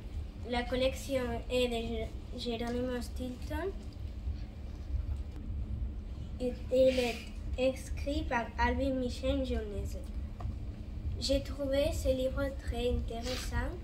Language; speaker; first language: French; non-native, learner; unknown